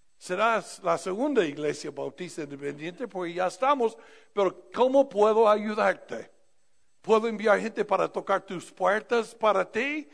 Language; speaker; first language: Spanish; non-native, fluent; English